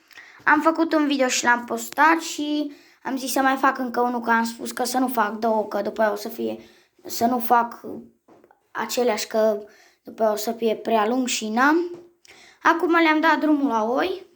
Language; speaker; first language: Romanian; native; Romanian